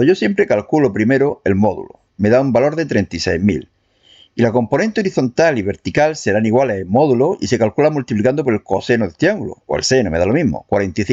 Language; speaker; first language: Spanish; native; Spanish